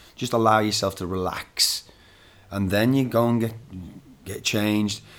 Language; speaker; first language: English; native; English